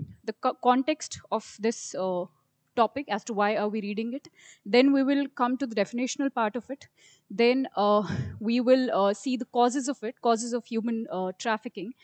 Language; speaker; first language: English; non-native, local second language; Hindi